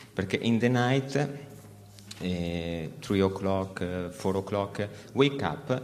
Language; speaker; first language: English; non-native, learner; Italian